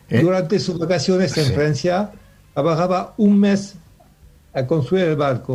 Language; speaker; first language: Spanish; non-native, learner; French